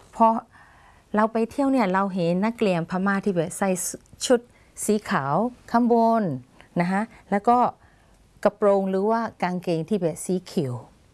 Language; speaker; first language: Thai; non-native, fluent; Burmese